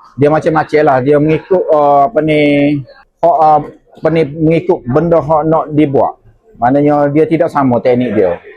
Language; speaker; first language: Malay; native; Malay